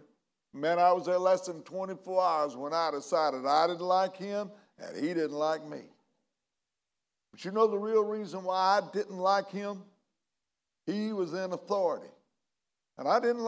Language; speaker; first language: English; native; English